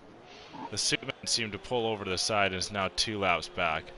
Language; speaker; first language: English; native; English